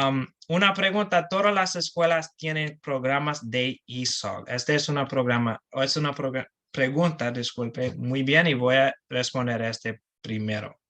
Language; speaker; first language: Spanish; non-native, learner; English